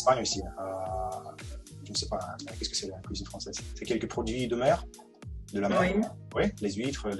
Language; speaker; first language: French; non-native, learner; Russian